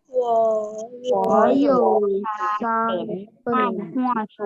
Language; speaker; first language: Chinese; non-native, learner; Thai